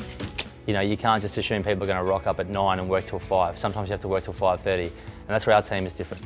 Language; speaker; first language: English; native; English